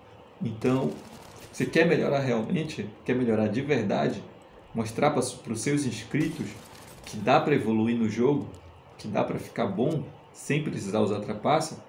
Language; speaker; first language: Portuguese; native; Portuguese